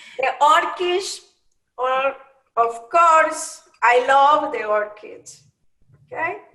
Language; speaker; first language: English; non-native, learner; Spanish